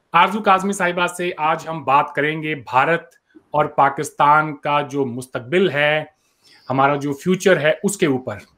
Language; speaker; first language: Hindi; native; Hindi